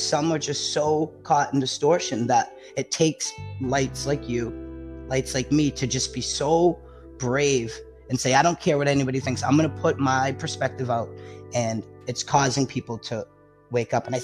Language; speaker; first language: English; native; English